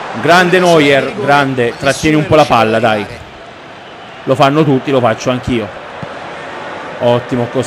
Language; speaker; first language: Italian; native; Italian